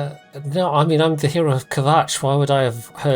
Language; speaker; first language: English; native; English